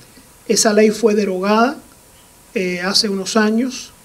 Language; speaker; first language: Spanish; native; Spanish